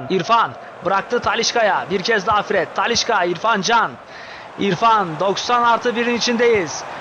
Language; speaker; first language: Turkish; native; Turkish